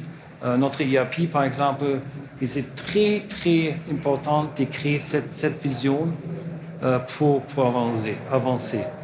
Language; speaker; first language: French; non-native, learner; German